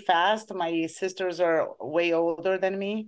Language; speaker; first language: English; non-native, fluent; Portuguese